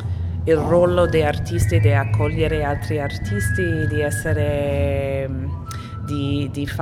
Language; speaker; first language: Italian; non-native, fluent; Arabic